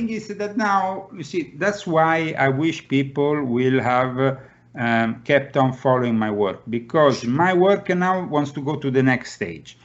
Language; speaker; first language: English; non-native, fluent; Italian